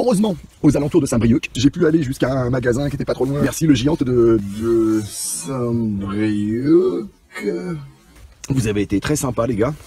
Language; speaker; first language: French; native; French